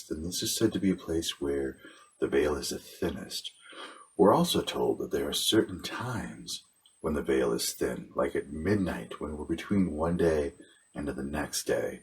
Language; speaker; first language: English; native; English